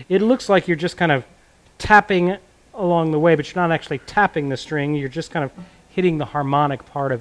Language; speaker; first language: English; native; English